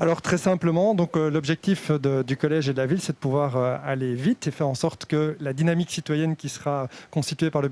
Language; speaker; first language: French; native; French